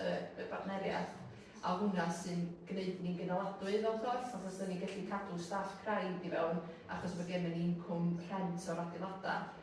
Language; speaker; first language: Welsh; native; Welsh